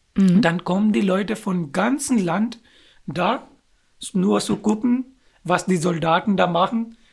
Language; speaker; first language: German; non-native, learner; Urdu